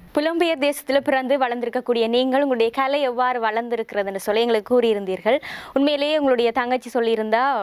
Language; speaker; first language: Tamil; native; Tamil